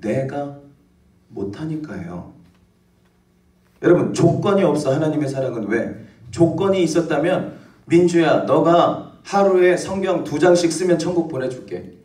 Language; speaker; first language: Korean; native; Korean